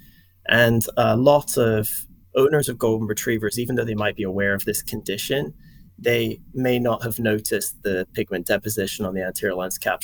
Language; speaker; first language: English; native; English